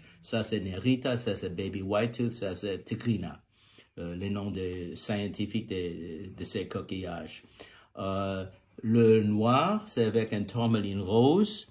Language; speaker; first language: French; non-native, fluent; English